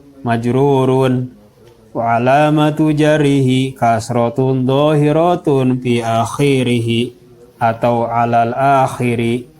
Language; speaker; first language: Arabic; non-native, fluent; Indonesian